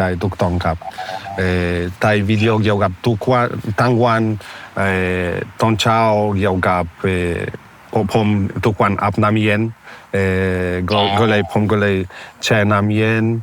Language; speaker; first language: Thai; non-native, fluent; Polish